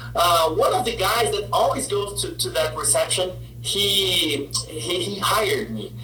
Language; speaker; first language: English; non-native, fluent; Portuguese